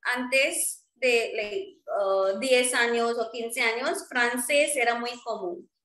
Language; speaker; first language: Spanish; non-native, fluent; Marwari